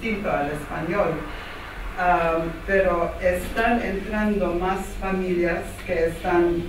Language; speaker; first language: Spanish; non-native, fluent; Armenian